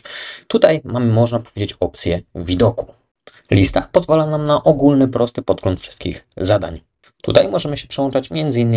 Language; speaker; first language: Polish; native; Polish